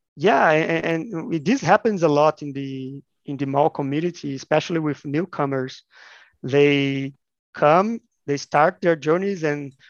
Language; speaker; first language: English; non-native, fluent; Portuguese